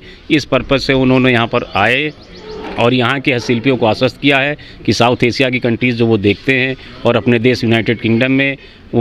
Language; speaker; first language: Hindi; native; Hindi